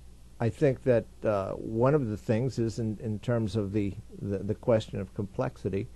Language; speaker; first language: English; native; English